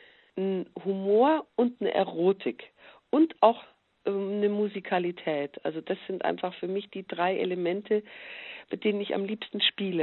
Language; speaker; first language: German; native; German